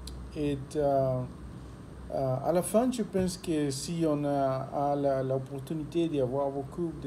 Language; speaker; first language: French; non-native, learner; Spanish